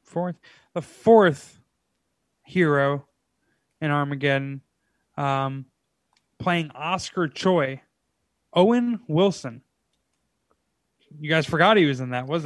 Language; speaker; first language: English; native; English